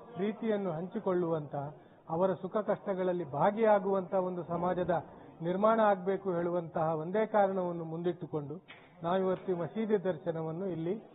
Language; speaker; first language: Kannada; non-native, local second language; Urdu